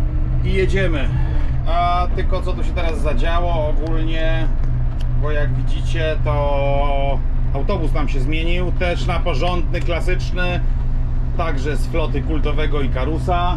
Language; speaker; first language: Polish; native; Polish